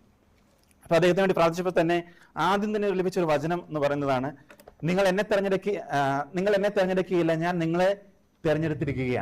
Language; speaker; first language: Malayalam; native; Malayalam